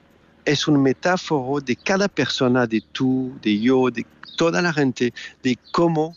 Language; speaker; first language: Spanish; non-native, learner; French